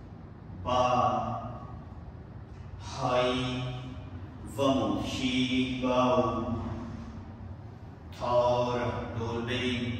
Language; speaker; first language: Vietnamese; non-native, learner; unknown